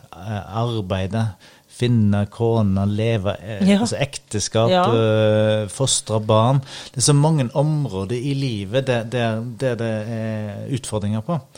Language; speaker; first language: Norwegian; native; Norwegian